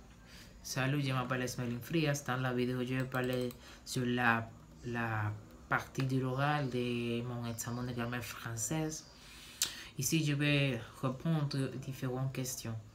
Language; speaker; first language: French; non-native, learner; Spanish